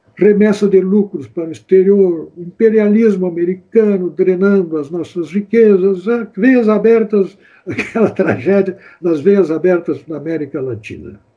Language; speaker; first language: Portuguese; native; Portuguese